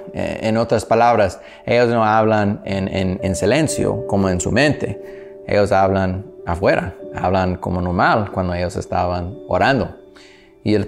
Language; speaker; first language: Spanish; non-native, learner; English